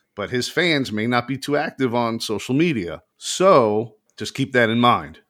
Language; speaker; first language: English; native; English